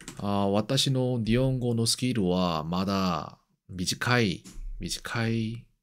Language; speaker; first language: Japanese; non-native, learner; Korean